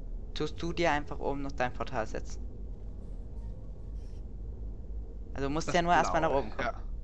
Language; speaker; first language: German; native; German